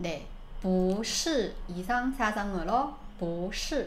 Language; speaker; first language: Korean; non-native, fluent; Chinese